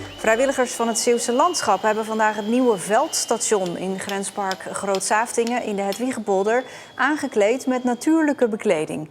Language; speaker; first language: Dutch; native; Dutch